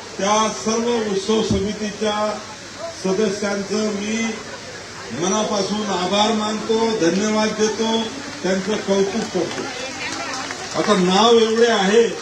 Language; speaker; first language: Marathi; non-native, local second language; Lambadi